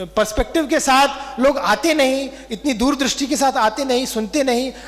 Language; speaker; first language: Hindi; non-native, local second language; Marathi